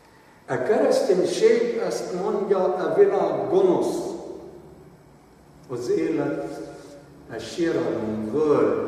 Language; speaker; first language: Hungarian; non-native, fluent; Arabic